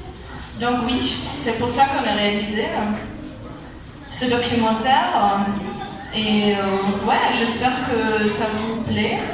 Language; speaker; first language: French; non-native, fluent; German